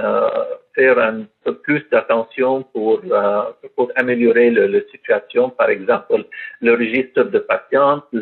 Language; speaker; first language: French; non-native, learner; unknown